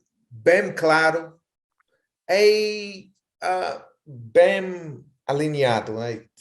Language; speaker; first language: Portuguese; non-native, fluent; English